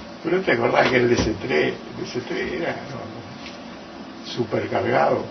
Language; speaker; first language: Spanish; native; Spanish